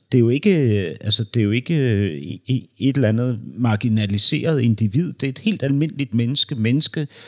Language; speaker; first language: Danish; native; Danish